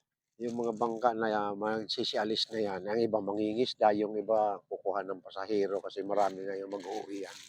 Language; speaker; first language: Filipino; native; Filipino